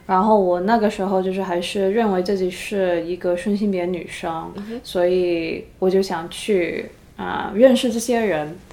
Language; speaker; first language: Chinese; early bilingual, heritage; Cantonese